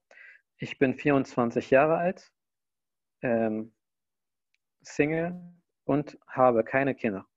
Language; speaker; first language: German; non-native, fluent; Spanish